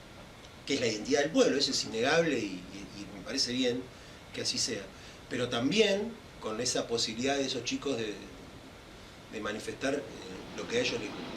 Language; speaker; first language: Spanish; native; Spanish